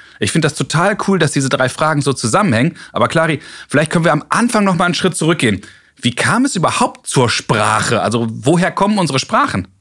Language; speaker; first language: German; native; German